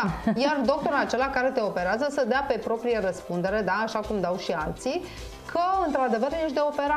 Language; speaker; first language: Romanian; native; Romanian